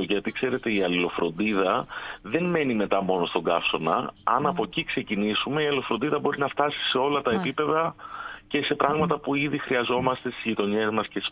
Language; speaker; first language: Greek; native; Greek